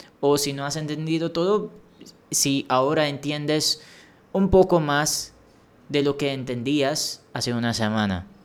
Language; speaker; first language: Spanish; non-native, fluent; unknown